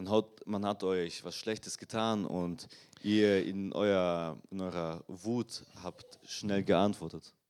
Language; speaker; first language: German; non-native, learner; Russian